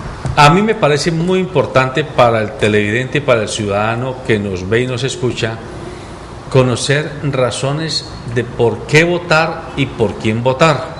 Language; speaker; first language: Spanish; native; Spanish